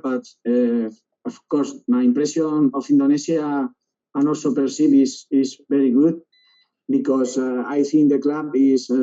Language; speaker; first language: English; non-native, learner; Spanish